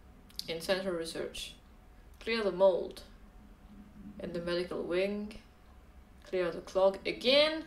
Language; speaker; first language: English; non-native, fluent; French